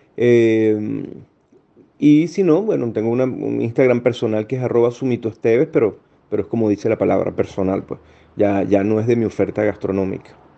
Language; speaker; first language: Spanish; native; Spanish